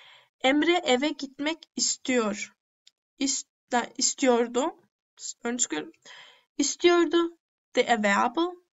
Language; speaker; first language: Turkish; early bilingual, heritage; Turkish